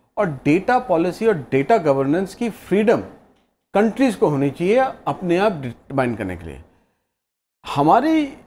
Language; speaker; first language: Hindi; native; Hindi